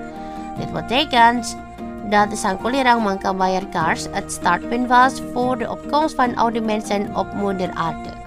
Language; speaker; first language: Dutch; non-native, fluent; Indonesian